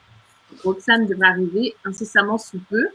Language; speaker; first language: French; native; French